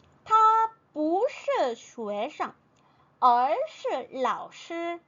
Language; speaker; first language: Chinese; non-native, fluent; Korean